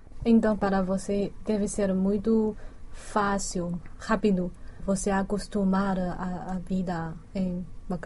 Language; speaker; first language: Portuguese; non-native, fluent; Chinese